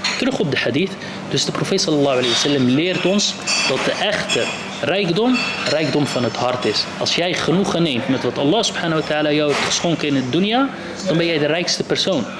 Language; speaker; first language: Dutch; early bilingual, other home language; Arabic